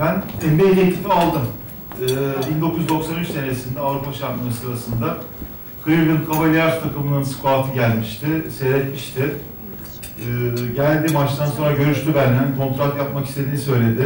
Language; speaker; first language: Turkish; native; Turkish